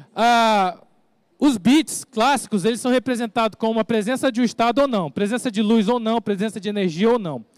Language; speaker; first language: Portuguese; native; Portuguese